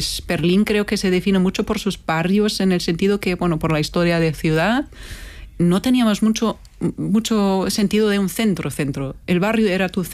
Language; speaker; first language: Spanish; non-native, fluent; German